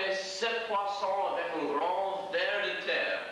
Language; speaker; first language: French; non-native, learner; English